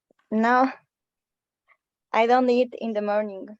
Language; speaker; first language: English; non-native, learner; Spanish